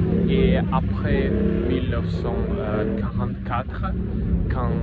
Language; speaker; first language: French; non-native, learner; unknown